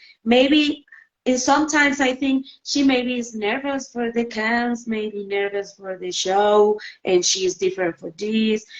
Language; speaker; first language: English; non-native, learner; Spanish